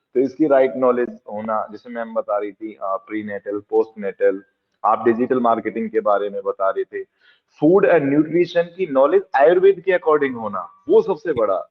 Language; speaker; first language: Hindi; native; Hindi